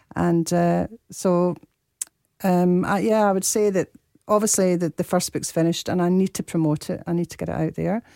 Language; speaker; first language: English; native; English